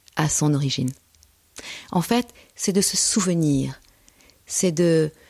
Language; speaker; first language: French; early bilingual, other home language; Persian